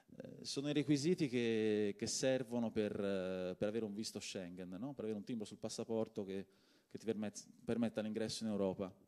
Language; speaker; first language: Italian; native; Italian